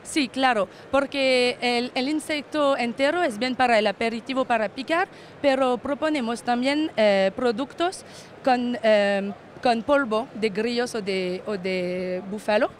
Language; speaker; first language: Spanish; non-native, fluent; French